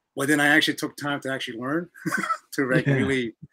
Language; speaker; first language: English; native; English